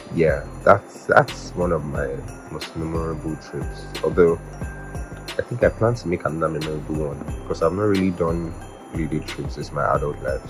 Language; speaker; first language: English; non-native, local second language; Yoruba